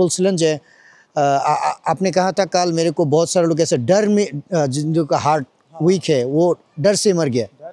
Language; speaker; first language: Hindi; non-native, fluent; Bangla